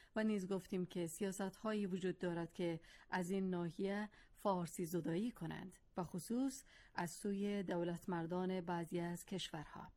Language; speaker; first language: Persian; non-native, local second language; Azerbaijani